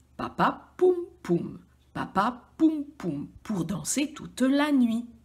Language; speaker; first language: French; native; French